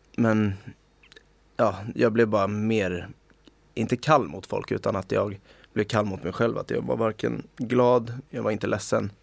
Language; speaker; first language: Swedish; native; Swedish